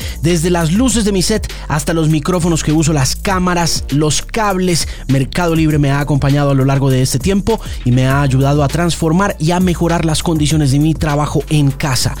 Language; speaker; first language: Spanish; native; Spanish